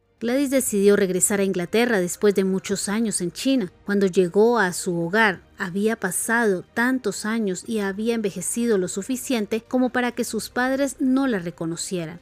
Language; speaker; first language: Spanish; native; Spanish